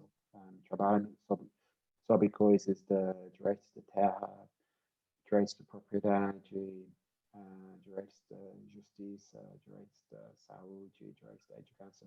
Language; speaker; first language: Portuguese; non-native, learner; English